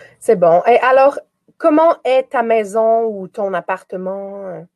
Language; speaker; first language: French; native; French